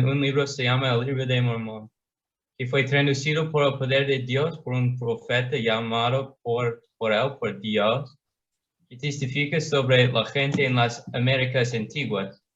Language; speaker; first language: Spanish; non-native, learner; English